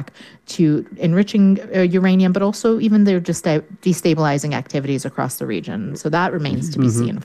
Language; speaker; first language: English; native; English